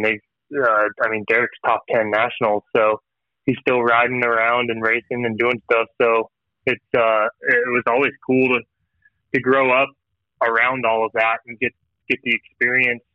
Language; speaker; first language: English; native; English